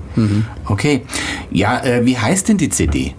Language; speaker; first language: German; native; German